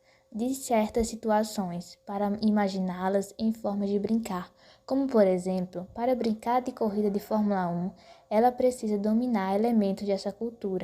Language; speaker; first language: Portuguese; native; Portuguese